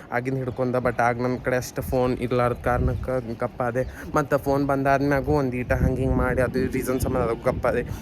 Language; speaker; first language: Kannada; native; Kannada